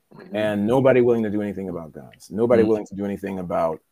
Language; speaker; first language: English; native; English